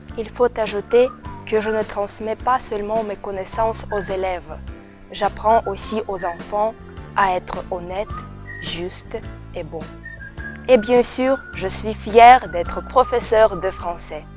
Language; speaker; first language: French; non-native, fluent; Russian